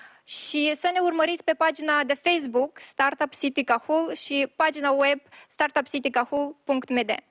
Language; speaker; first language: Romanian; native; Romanian